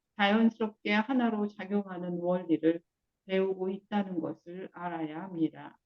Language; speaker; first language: Korean; native; Korean